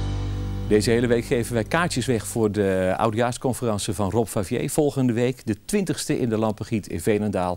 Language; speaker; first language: Dutch; native; Dutch